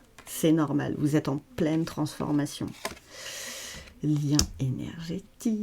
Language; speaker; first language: French; native; French